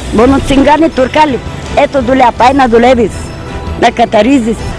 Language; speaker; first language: Greek; non-native, learner; Bulgarian